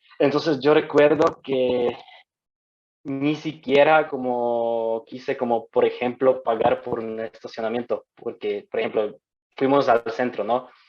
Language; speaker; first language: Spanish; non-native, fluent; Polish